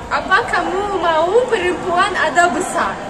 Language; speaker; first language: Indonesian; non-native, learner; Russian